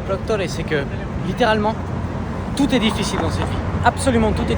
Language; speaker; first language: French; native; French